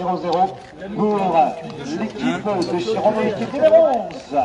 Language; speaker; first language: French; native; French